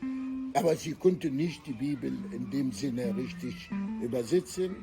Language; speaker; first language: German; non-native, fluent; Arabic